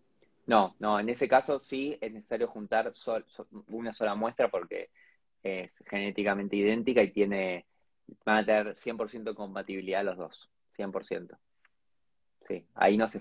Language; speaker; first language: Spanish; native; Spanish